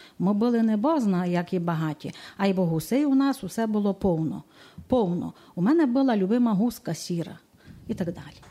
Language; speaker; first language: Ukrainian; native; Ukrainian